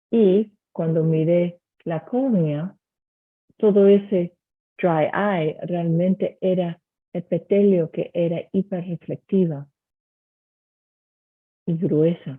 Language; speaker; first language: Spanish; early bilingual, heritage; Spanish